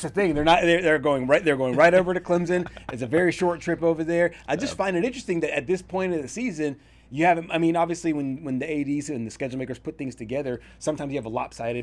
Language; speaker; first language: English; native; English